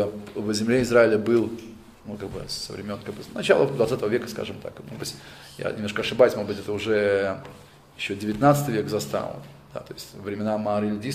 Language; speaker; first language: Russian; native; Russian